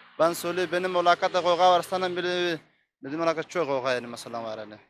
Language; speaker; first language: Turkish; non-native, learner; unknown